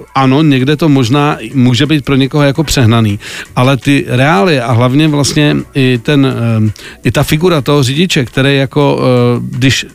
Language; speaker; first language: Czech; native; Czech